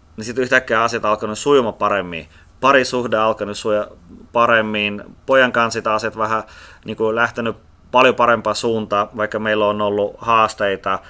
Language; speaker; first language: Finnish; non-native, fluent; Russian